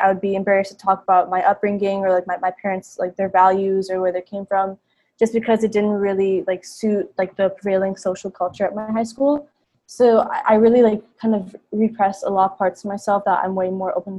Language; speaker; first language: English; native; English